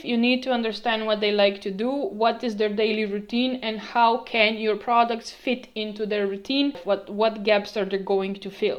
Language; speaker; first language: English; non-native, fluent; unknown